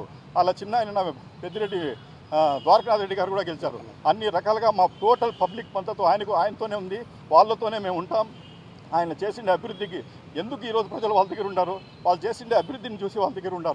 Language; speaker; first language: Telugu; native; Telugu